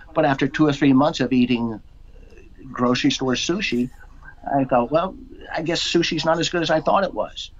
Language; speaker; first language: English; native; English